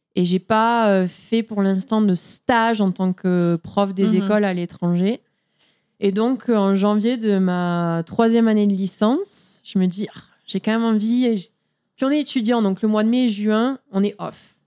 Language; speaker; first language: French; native; French